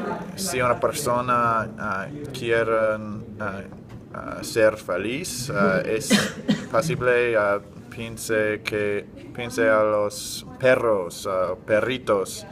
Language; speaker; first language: Spanish; non-native, learner; English